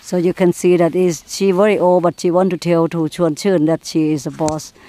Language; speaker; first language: English; non-native, learner; Thai